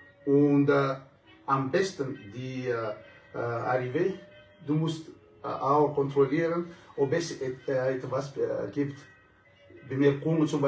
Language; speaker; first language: German; non-native, fluent; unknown